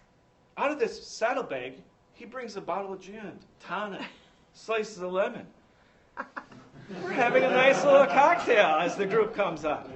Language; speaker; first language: English; native; English